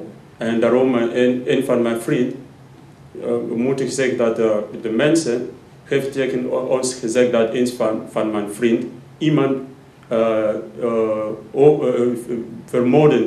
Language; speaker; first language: Dutch; non-native, learner; Lingala